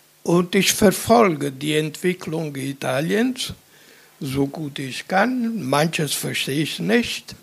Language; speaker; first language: German; non-native, fluent; Italian